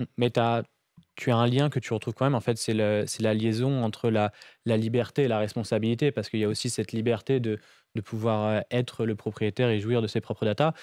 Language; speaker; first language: French; native; French